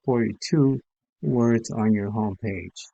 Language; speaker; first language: English; native; English